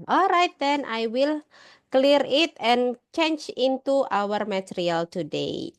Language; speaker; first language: English; non-native, learner; Indonesian